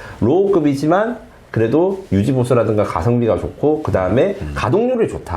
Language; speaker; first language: Korean; native; Korean